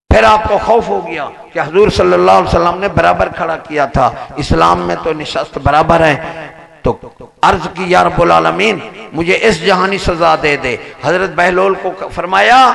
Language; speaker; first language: Urdu; native; Urdu